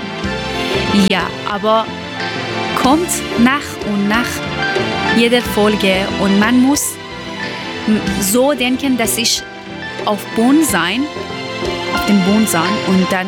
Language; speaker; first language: German; non-native, learner; Persian